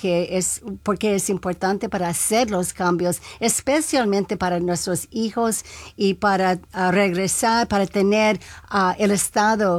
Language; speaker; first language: Spanish; non-native, local second language; English